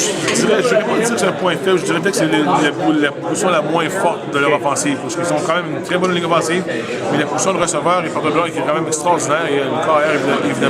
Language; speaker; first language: French; native; French